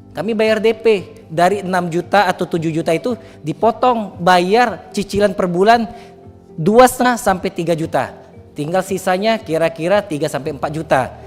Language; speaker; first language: Indonesian; native; Indonesian